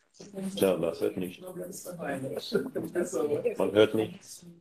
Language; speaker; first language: German; non-native, fluent; Bulgarian